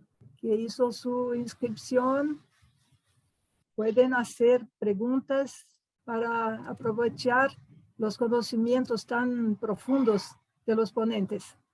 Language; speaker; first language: Spanish; non-native, fluent; Portuguese